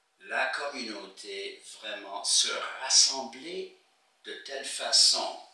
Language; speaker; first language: French; non-native, fluent; English